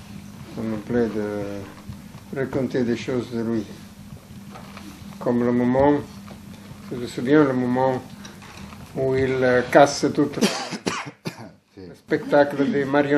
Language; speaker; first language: French; non-native, fluent; Italian